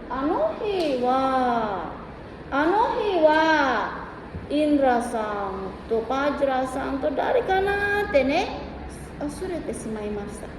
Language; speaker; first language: Japanese; non-native, fluent; Indonesian